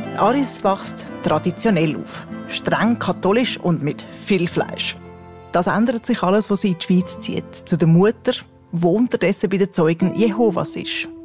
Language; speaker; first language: German; native; German